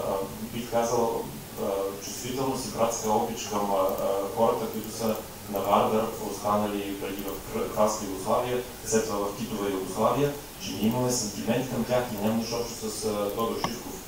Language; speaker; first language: Bulgarian; native; Bulgarian